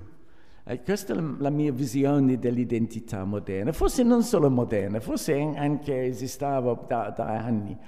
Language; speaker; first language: Italian; non-native, fluent; English